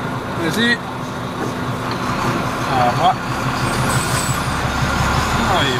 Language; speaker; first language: French; non-native, learner; Polish